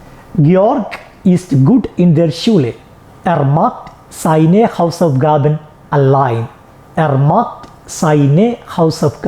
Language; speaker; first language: German; non-native, fluent; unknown